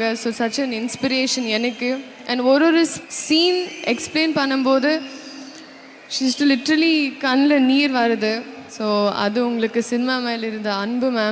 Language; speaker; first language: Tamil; non-native, learner; Telugu